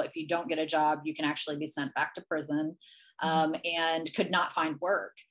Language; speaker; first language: English; native; English